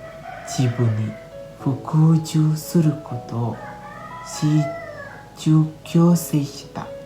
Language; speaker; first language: Japanese; non-native, learner; Indonesian